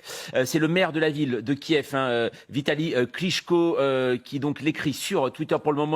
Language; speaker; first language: French; native; French